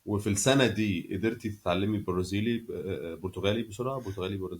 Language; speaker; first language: Arabic; native; Arabic